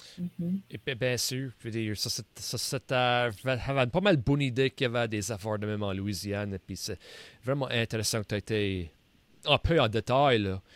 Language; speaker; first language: French; native; French